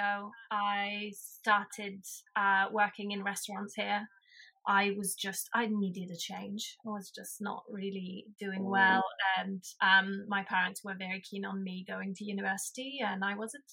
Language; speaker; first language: English; non-native, fluent; French